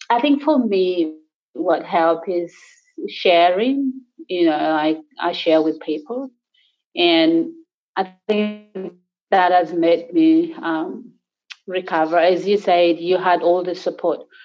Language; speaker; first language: English; non-native, local second language; Acoli